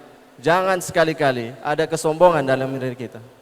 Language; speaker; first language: Indonesian; native; Indonesian